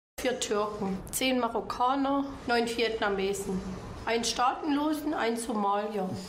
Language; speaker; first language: German; native; German